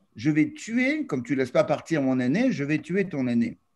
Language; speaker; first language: French; native; French